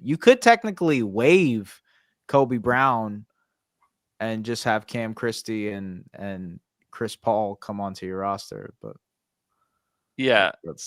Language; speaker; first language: English; native; English